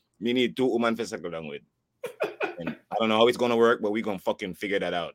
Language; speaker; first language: English; native; English